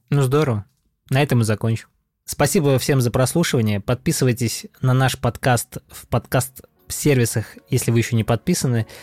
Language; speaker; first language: Russian; native; Russian